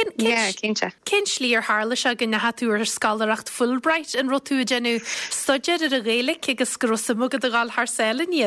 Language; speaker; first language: Irish; native; Irish